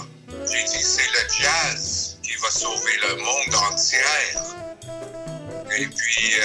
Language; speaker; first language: French; early bilingual, other home language; English